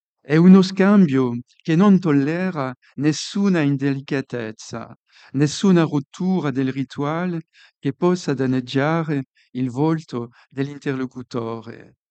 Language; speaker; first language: Italian; non-native, fluent; French